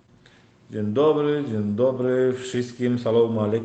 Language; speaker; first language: Polish; non-native, learner; Turkmen